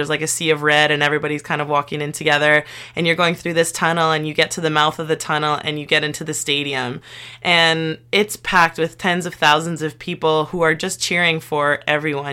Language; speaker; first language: English; native; English